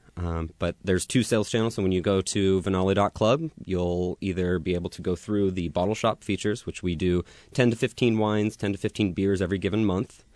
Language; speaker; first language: English; native; English